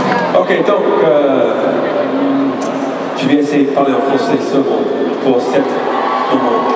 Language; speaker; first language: French; non-native, learner; English